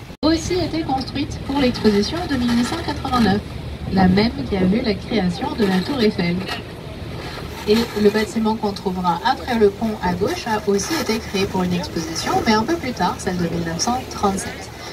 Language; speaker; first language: French; native; French